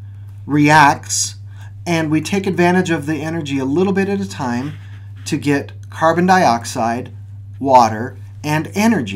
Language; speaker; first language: English; native; English